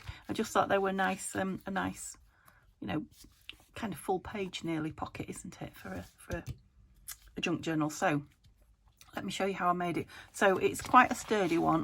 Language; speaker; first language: English; native; English